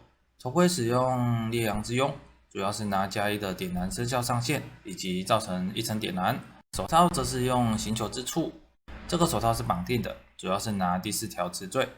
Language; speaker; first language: Chinese; native; Chinese